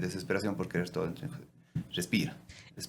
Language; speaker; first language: Spanish; native; Spanish